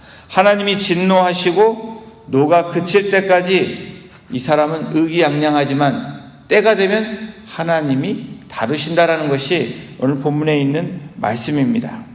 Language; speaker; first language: Korean; native; Korean